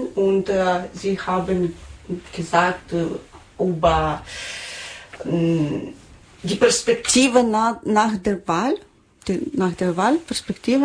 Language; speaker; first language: German; non-native, learner; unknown